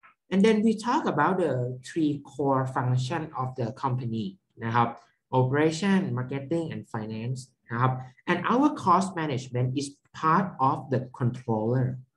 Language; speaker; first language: English; non-native, fluent; Thai